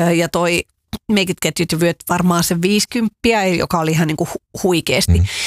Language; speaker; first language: Finnish; native; Finnish